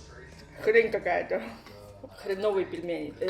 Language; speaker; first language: Russian; early bilingual, other home language; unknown